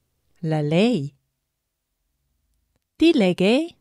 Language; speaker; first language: Greek; non-native, fluent; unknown